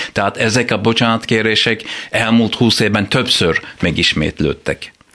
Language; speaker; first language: Hungarian; non-native, fluent; Turkish